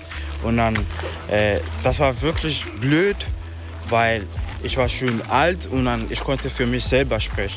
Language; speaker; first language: German; non-native, learner; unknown